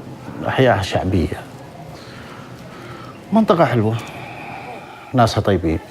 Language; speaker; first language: Arabic; native; Arabic